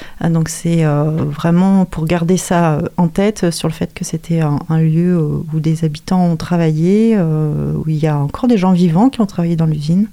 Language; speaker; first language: French; native; French